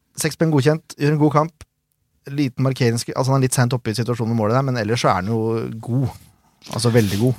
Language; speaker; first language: Norwegian; native; Norwegian